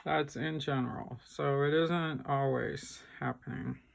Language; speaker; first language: English; native; English